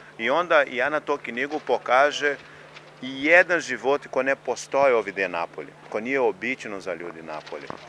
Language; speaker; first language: Serbian; non-native, learner; Portuguese